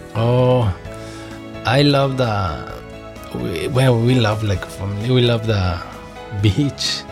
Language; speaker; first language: English; non-native, learner; Spanish